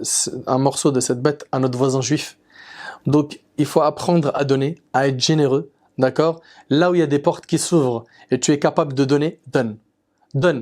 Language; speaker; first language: French; native; French